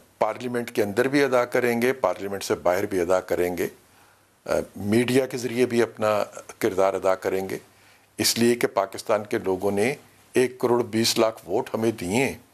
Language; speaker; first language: Urdu; non-native, local second language; Punjabi